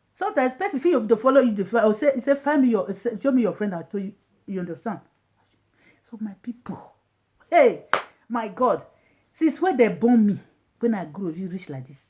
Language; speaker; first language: Nigerian Pidgin; non-native, local second language; Bini